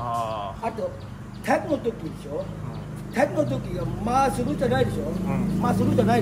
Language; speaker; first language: Japanese; non-native, learner; Thai